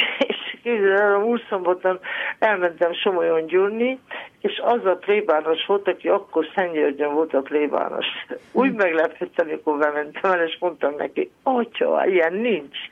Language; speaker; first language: Hungarian; native; Hungarian